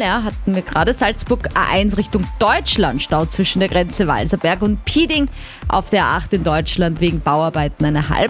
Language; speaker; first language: German; native; German